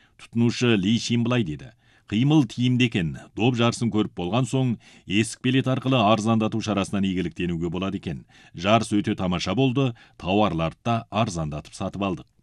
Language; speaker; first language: Kazakh; native; Kazakh